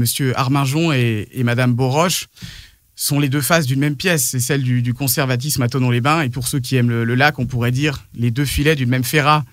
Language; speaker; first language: French; native; French